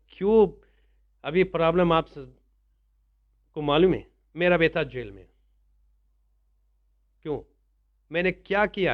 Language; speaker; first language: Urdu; non-native, learner; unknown